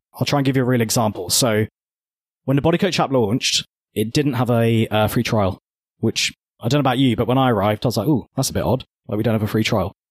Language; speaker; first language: English; native; English